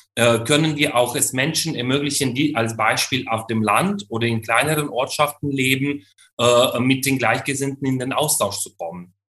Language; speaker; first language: German; non-native, fluent; Ukrainian